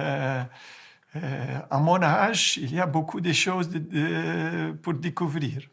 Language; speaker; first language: French; non-native, fluent; Ukrainian